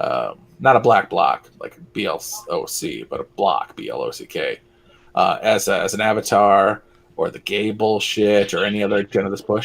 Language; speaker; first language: English; native; English